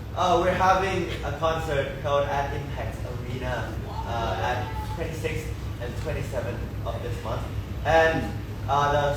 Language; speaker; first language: English; non-native, fluent; Thai